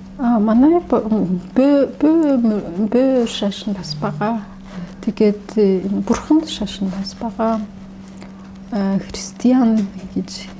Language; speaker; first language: Mongolian; non-native, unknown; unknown